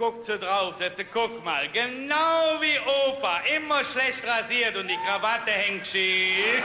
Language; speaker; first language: German; native; German